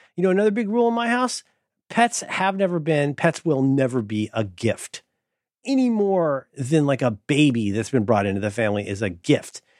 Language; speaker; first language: English; native; English